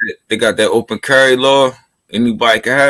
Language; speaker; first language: English; native; English